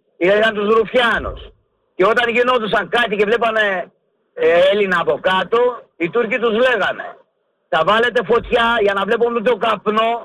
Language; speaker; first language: Greek; early bilingual, heritage; Greek